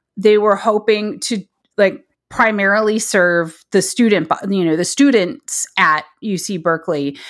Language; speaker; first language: English; native; English